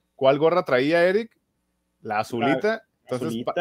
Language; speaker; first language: Spanish; native; Spanish